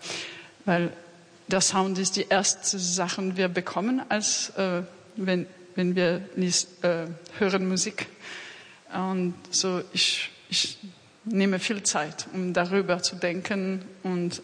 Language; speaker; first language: German; non-native, learner; French